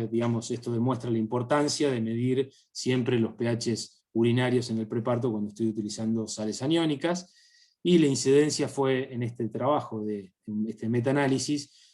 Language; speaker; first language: Spanish; native; Spanish